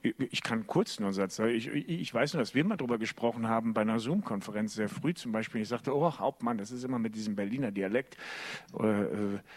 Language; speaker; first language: German; native; German